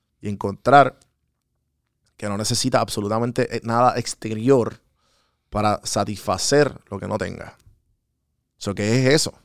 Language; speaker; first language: Spanish; native; Spanish